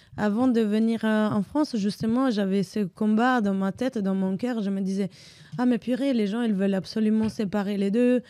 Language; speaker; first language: French; non-native, fluent; Italian